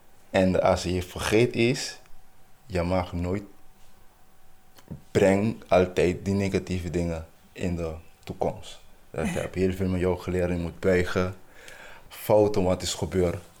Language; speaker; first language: Dutch; non-native, local second language; Papiamento